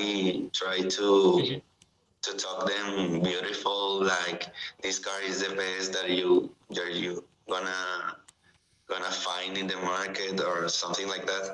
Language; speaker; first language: English; non-native, learner; Spanish